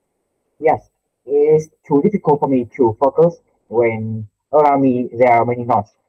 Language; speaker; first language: English; non-native, learner; Vietnamese